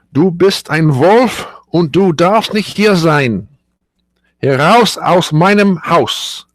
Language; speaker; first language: German; non-native, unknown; English